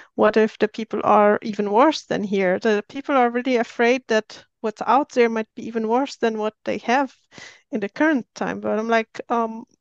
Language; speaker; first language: English; non-native, fluent; Arabic